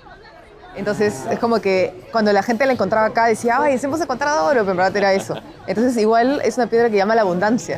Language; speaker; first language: Spanish; native; Spanish